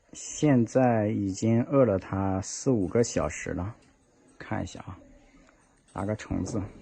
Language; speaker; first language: Chinese; native; Chinese